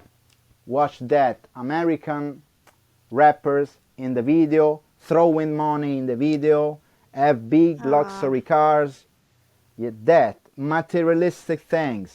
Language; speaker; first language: English; non-native, learner; Italian